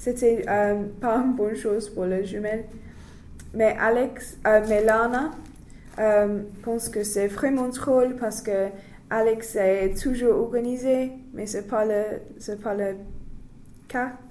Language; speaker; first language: French; non-native, learner; English